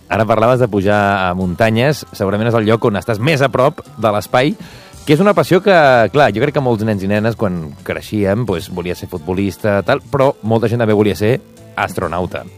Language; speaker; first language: Catalan; native; Catalan